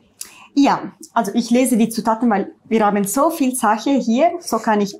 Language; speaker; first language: German; non-native, learner; Italian